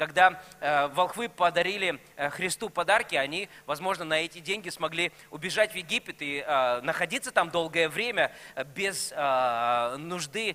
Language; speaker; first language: Russian; native; Russian